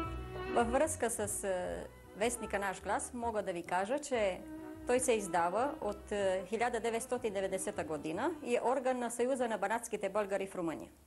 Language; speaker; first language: Bulgarian; early bilingual, heritage; Bulgarian